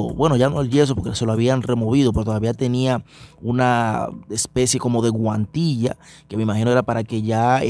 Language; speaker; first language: Spanish; native; Spanish